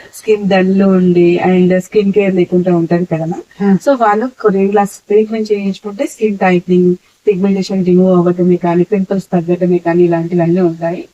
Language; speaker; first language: Telugu; native; Telugu